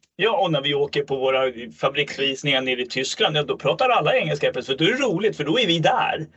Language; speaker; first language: Swedish; native; Swedish